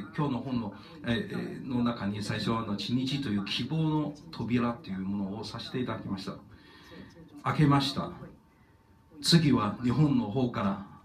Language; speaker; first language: Japanese; non-native, fluent; Chinese